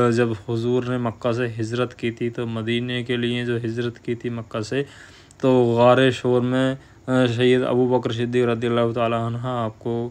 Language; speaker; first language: Hindi; native; Hindi